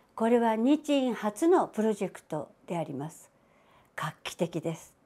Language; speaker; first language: Japanese; native; Japanese